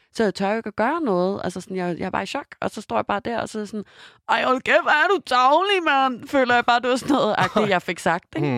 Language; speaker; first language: Danish; native; Danish